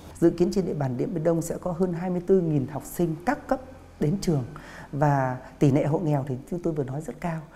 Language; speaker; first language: Vietnamese; native; Vietnamese